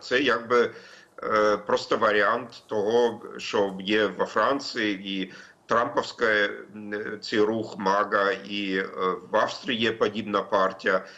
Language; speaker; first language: Ukrainian; non-native, fluent; German